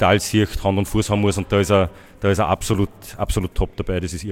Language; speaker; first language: German; native; German